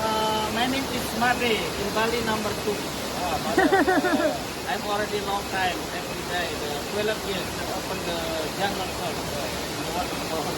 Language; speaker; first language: English; non-native, learner; Balinese